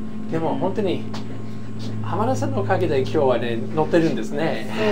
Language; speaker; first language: Japanese; non-native, learner; English